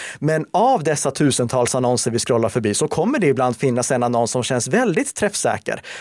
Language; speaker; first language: Swedish; native; Swedish